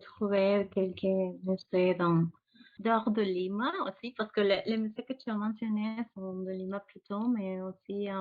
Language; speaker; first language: French; non-native, fluent; Spanish